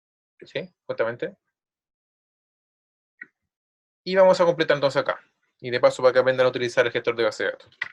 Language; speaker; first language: Spanish; native; Spanish